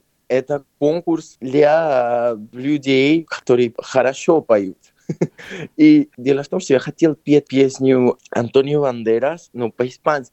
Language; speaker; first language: Russian; non-native, fluent; Spanish